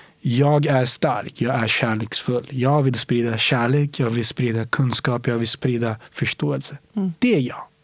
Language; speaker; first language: Swedish; early bilingual, other home language; Romany